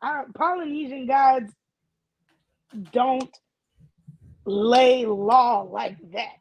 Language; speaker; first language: English; early bilingual, other home language; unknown